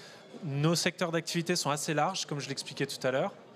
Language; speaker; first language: French; native; French